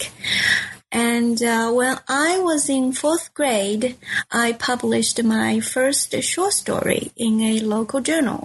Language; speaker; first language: English; non-native, fluent; Chinese